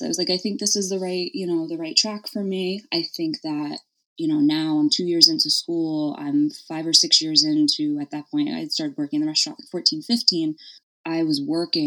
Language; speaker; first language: English; native; English